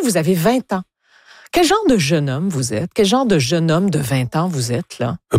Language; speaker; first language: French; native; French